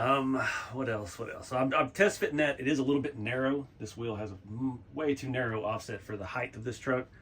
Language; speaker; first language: English; native; English